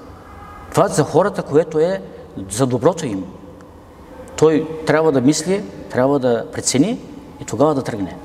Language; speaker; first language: Bulgarian; non-native, local second language; Turkish